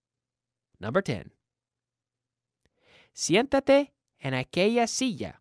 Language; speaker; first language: Spanish; non-native, fluent; English